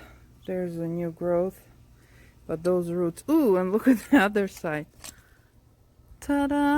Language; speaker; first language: English; non-native, fluent; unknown